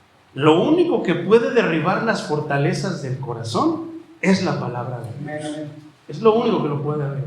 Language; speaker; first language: Spanish; native; Spanish